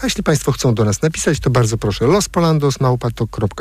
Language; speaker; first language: Polish; native; Polish